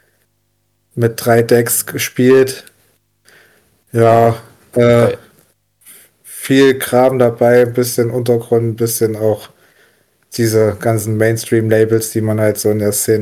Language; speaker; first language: German; native; German